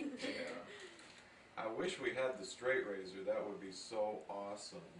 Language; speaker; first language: English; native; English